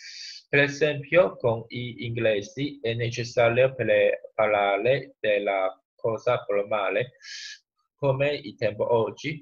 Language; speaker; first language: Italian; non-native, learner; Chinese